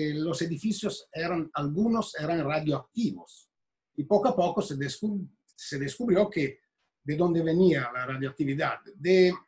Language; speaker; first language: Spanish; non-native, fluent; Italian